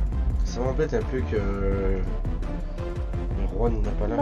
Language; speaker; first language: French; native; French